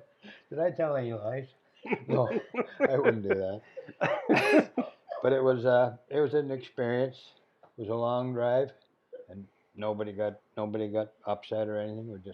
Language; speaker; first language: English; native; English